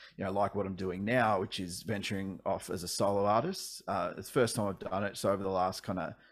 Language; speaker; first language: English; native; English